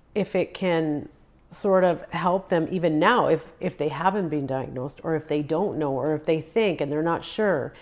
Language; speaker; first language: English; non-native, fluent; Croatian